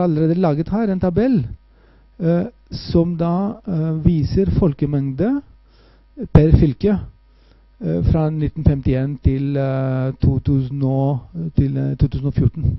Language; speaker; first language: Norwegian; non-native, fluent; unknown